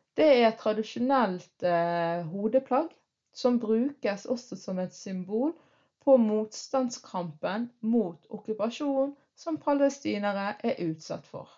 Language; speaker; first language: Norwegian; early bilingual, other home language; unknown